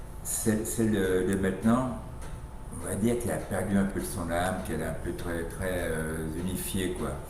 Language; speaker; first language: French; native; French